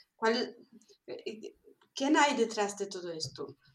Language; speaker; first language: Spanish; non-native, fluent; German